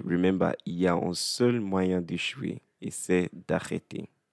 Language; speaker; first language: French; non-native, fluent; English